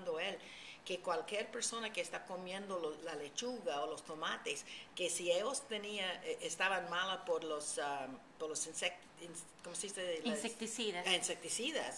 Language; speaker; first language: Spanish; early bilingual, heritage; Spanish